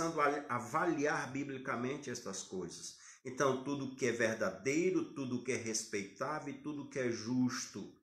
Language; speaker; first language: Portuguese; native; Portuguese